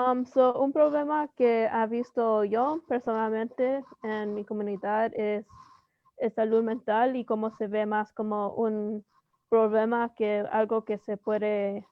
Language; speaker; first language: Spanish; early bilingual, heritage; Spanish